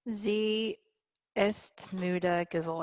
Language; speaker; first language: German; non-native, learner; English